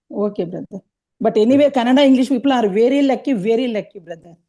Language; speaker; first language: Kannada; non-native, local second language; Telugu